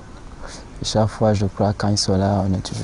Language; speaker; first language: French; non-native, local second language; Ewe